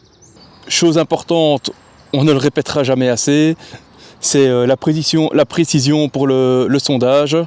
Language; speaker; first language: French; native; French